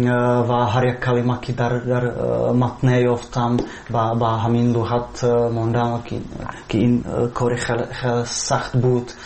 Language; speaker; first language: Persian; non-native, fluent; Czech